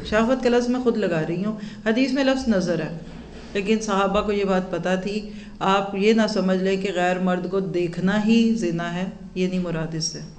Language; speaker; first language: Urdu; native; Urdu